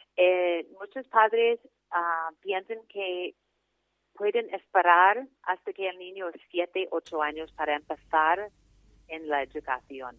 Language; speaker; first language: Spanish; non-native, fluent; English